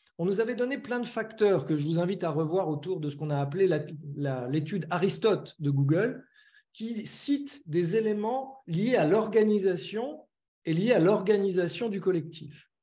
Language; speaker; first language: French; native; French